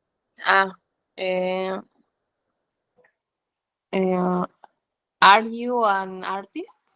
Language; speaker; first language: English; non-native, learner; Spanish